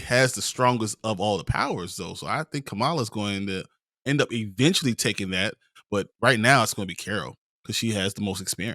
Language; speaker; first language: English; native; English